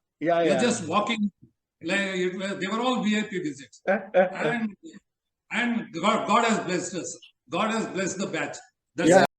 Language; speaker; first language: English; non-native, local second language; Telugu